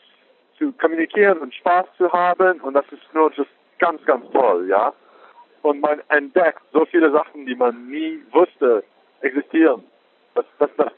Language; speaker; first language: German; non-native, fluent; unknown